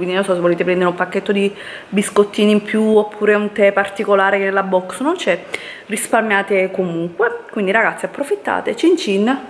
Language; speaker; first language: Italian; native; Italian